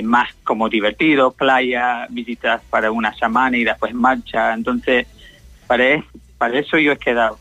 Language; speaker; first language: Spanish; non-native, learner; English